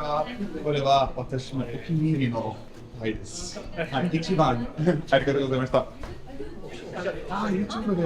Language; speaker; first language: Japanese; non-native, learner; Portuguese